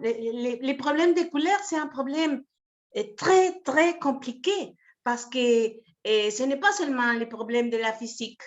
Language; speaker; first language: French; non-native, fluent; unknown